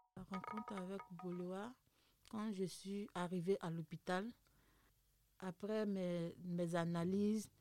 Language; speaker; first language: French; non-native, local second language; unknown